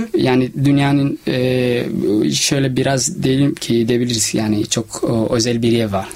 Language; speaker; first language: Turkish; non-native, learner; Somali